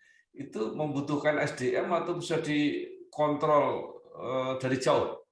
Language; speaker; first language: Indonesian; native; Indonesian